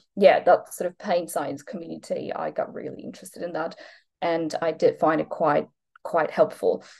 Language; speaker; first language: English; non-native, fluent; Polish